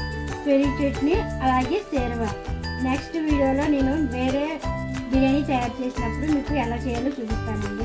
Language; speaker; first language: Telugu; native; Telugu